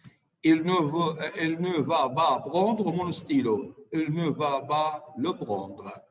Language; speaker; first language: French; non-native, fluent; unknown